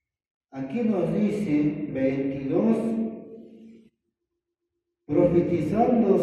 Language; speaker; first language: Spanish; non-native, fluent; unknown